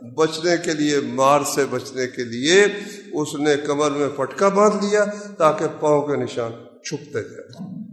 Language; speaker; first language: Urdu; non-native, local second language; Punjabi